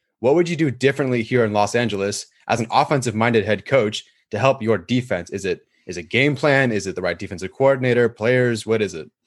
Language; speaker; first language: English; native; English